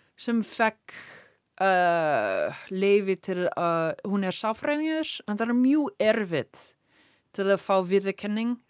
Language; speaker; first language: Icelandic; non-native, learner; English